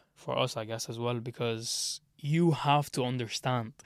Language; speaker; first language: English; early bilingual, other home language; Arabic